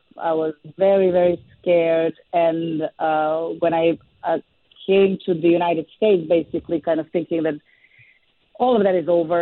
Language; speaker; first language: English; non-native, fluent; Serbian